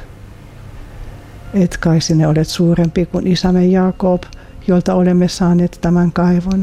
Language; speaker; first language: Finnish; non-native, fluent; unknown